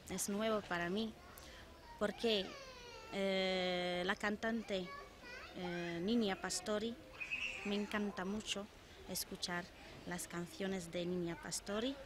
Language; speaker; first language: Spanish; non-native, fluent; Arabic